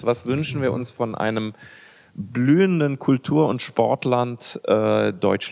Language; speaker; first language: German; native; German